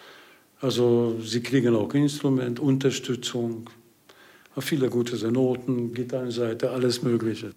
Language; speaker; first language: German; non-native, learner; Hungarian